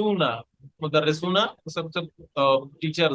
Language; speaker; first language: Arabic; non-native, fluent; Urdu